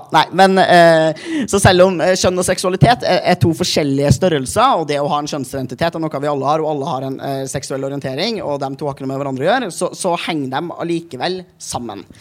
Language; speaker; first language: Norwegian; native; Norwegian